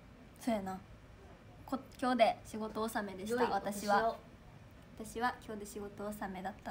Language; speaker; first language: Japanese; native; Japanese